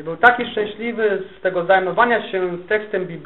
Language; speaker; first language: Polish; native; Polish